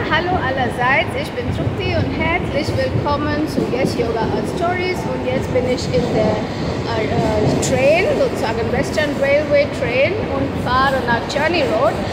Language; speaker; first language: German; non-native, fluent; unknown